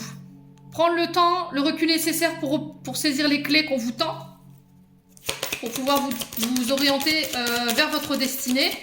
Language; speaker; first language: French; native; French